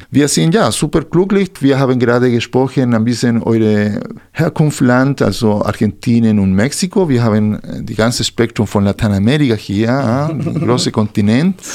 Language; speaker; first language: German; non-native, fluent; Spanish